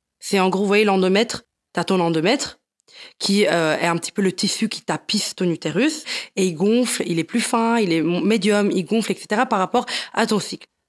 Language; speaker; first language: French; non-native, fluent; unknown